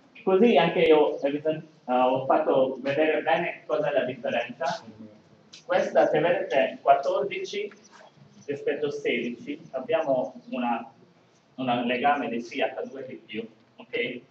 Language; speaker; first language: Italian; non-native, learner; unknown